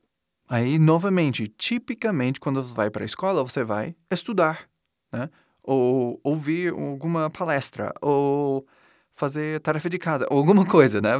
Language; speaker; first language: Portuguese; non-native, fluent; English